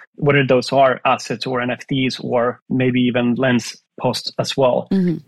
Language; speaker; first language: English; non-native, fluent; Finnish